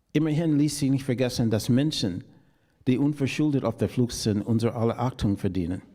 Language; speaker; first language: German; non-native, fluent; English